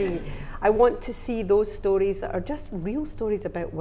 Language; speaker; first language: English; native; English